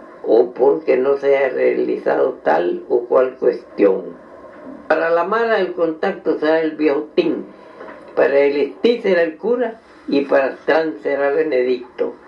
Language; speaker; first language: Spanish; native; Spanish